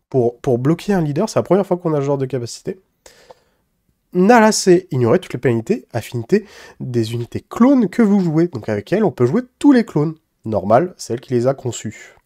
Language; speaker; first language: French; native; French